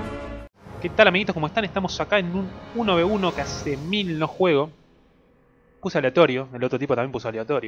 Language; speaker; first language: Spanish; native; Spanish